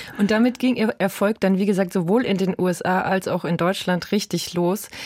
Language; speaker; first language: German; native; German